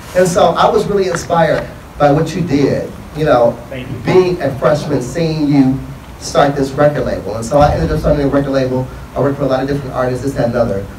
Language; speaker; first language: English; native; English